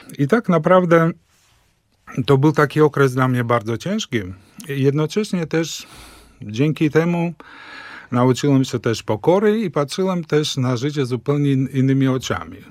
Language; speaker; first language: Polish; early bilingual, heritage; Polish